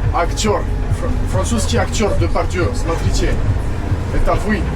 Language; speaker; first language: Russian; non-native, learner; French